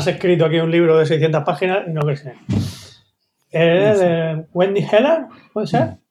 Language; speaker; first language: Spanish; native; Spanish